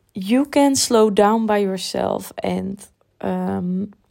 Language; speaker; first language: English; non-native, fluent; Dutch